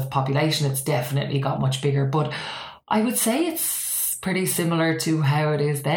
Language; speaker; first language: English; native; English